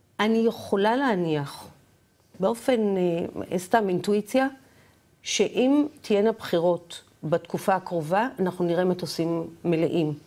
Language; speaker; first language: Hebrew; native; Hebrew